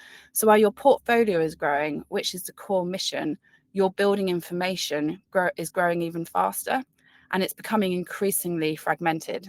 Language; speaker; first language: English; native; English